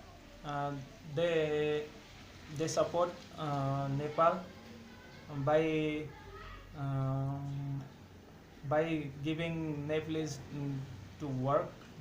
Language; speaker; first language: English; non-native, learner; Nepali